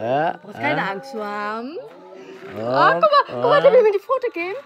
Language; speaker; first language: German; native; German